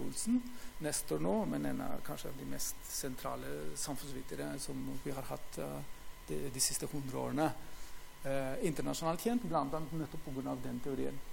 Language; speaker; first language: Norwegian; non-native, fluent; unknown